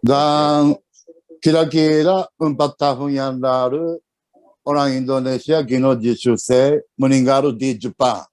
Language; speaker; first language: Indonesian; non-native, learner; Japanese